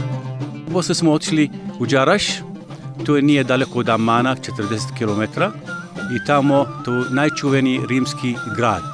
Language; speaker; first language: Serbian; non-native, learner; Arabic